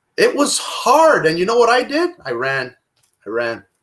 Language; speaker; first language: English; non-native, fluent; Italian